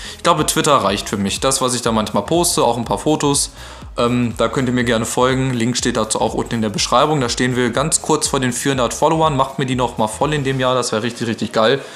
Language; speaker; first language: German; native; German